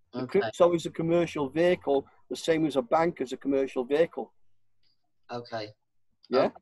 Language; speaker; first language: English; native; English